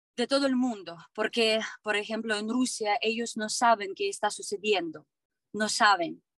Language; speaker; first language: Spanish; non-native, learner; Ukrainian